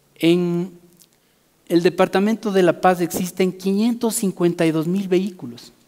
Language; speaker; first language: Spanish; native; Spanish